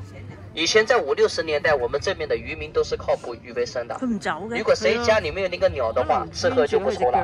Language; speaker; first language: Chinese; native; Chinese